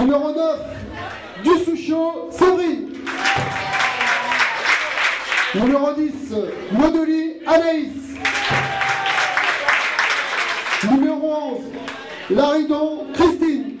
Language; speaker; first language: French; native; French